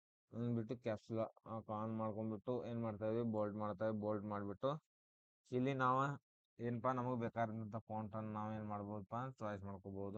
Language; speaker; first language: Kannada; native; Kannada